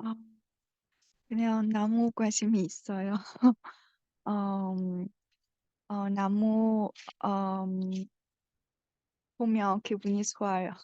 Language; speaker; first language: Korean; non-native, learner; Chinese